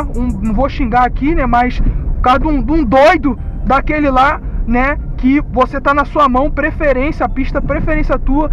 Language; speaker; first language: Portuguese; native; Portuguese